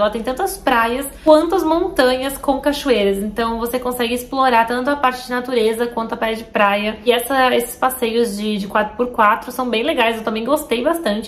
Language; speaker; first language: Portuguese; native; Portuguese